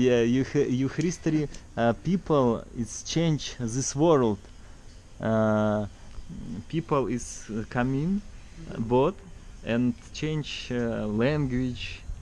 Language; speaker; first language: English; non-native, learner; Russian